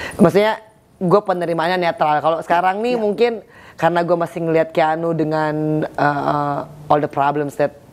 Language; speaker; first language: Indonesian; native; Indonesian